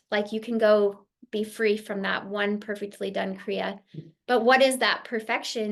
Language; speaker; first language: English; native; English